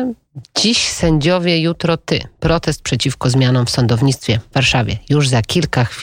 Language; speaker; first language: Polish; native; Polish